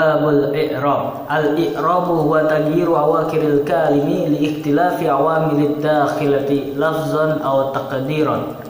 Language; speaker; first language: Arabic; non-native, learner; Indonesian